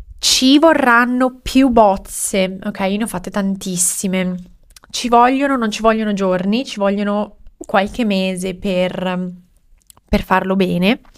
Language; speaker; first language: Italian; native; Italian